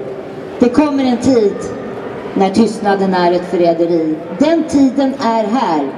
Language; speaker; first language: Swedish; native; Swedish